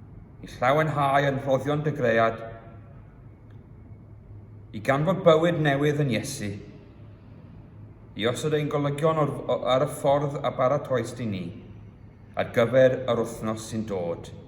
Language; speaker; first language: Welsh; early bilingual, heritage; Welsh